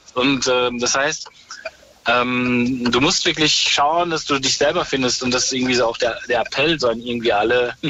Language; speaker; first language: German; native; German